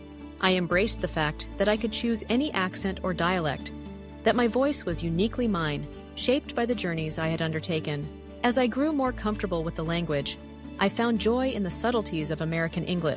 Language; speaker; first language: English; early bilingual, other home language; Russian